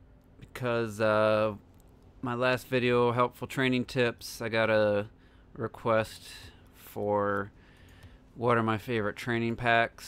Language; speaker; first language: English; native; English